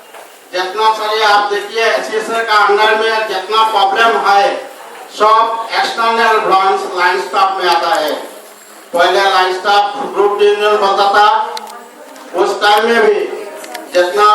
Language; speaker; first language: Hindi; non-native, local second language; Mizo